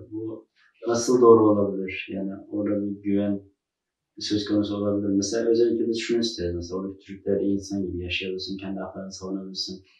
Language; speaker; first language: Turkish; non-native, fluent; Uyghur